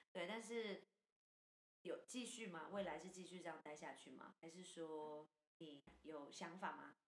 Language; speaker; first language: Chinese; native; Chinese